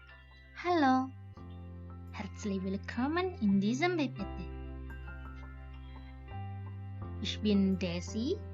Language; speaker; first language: German; non-native, learner; Indonesian